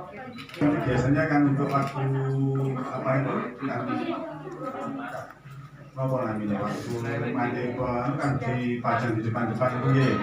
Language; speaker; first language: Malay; non-native, local second language; Javanese